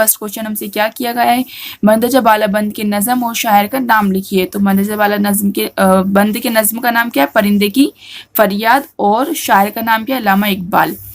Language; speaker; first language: Urdu; native; Urdu